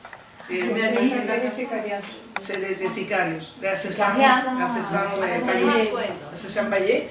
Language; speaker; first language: French; non-native, learner; Spanish